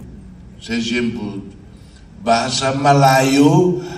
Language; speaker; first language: Indonesian; non-native, fluent; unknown